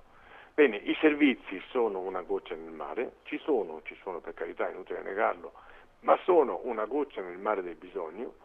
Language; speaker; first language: Italian; native; Italian